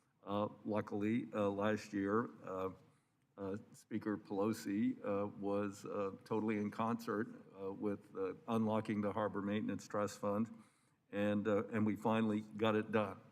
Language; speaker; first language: English; native; English